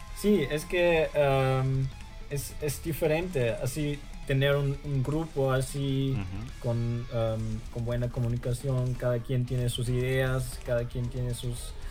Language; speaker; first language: Spanish; early bilingual, heritage; German